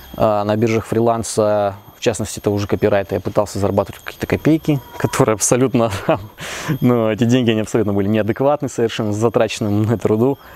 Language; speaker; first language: Russian; native; Russian